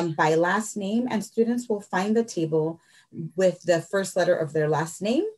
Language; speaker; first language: English; early bilingual, other home language; Spanish